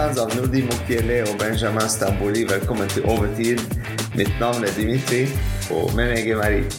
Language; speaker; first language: Norwegian; non-native, fluent; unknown